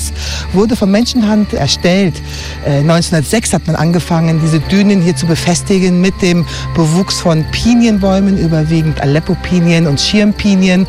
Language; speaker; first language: German; native; German